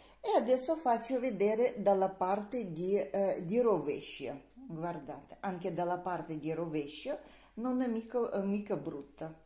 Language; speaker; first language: Italian; non-native, learner; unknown